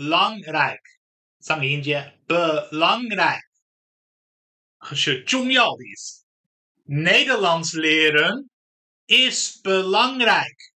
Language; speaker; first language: Dutch; non-native, fluent; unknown